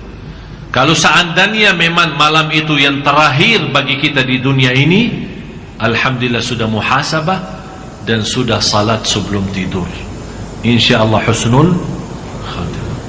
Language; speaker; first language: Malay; non-native, fluent; Arabic